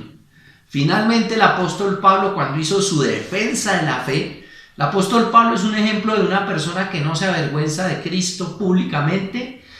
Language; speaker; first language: Spanish; native; Spanish